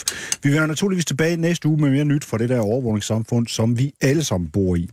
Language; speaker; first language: Danish; native; Danish